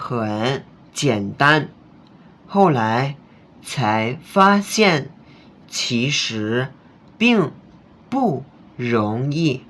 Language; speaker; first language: Chinese; non-native, fluent; Indonesian